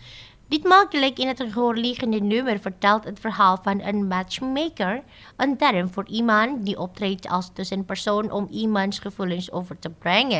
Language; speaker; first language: Dutch; non-native, fluent; Indonesian